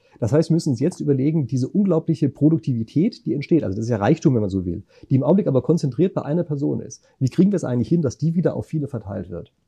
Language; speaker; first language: German; native; German